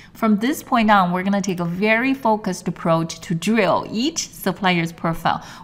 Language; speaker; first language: English; non-native, fluent; Chinese